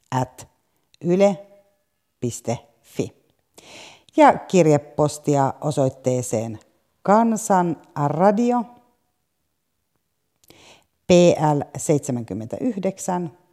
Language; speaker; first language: Finnish; native; Finnish